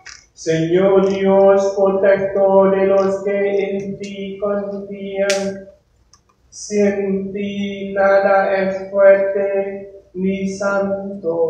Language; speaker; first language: Spanish; non-native, learner; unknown